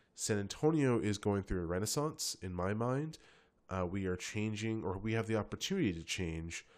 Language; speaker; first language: English; native; English